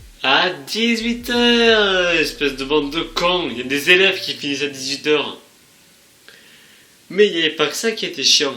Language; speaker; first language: French; native; French